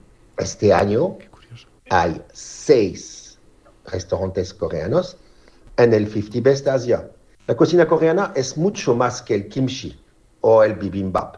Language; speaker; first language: Spanish; non-native, fluent; French